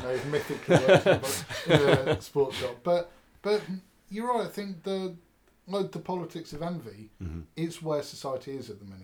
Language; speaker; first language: English; native; English